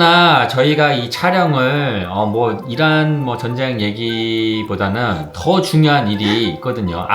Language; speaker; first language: Korean; native; Korean